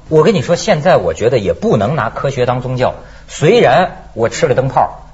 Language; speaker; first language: Chinese; native; Chinese